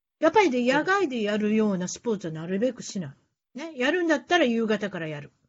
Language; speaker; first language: Japanese; native; Japanese